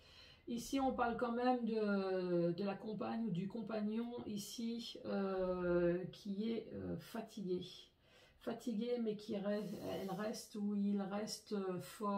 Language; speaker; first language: French; native; French